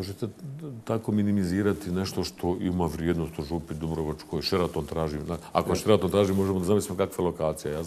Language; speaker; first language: Bosnian; native; Bosnian